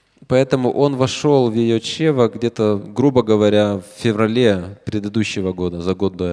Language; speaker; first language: Russian; native; Russian